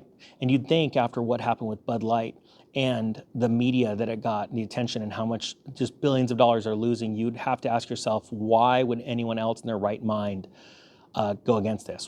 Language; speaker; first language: English; native; English